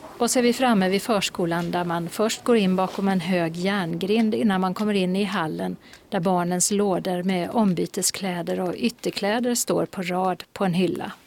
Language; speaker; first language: Swedish; native; Swedish